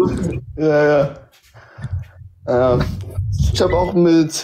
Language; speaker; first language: German; early bilingual, other home language; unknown